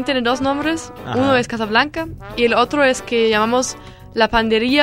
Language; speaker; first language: Spanish; non-native, learner; German